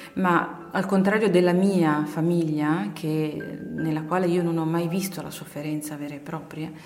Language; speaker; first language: Italian; native; Italian